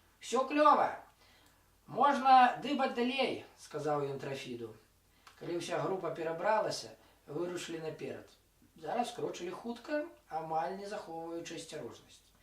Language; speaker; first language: Belarusian; non-native, local second language; Russian